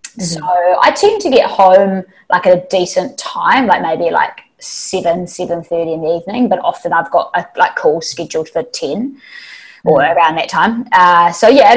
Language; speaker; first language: English; native; English